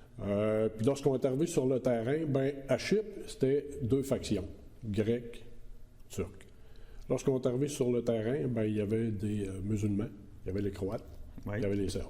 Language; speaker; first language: French; native; French